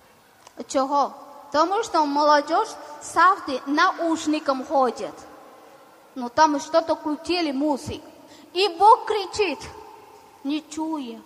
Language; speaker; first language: Ukrainian; non-native, learner; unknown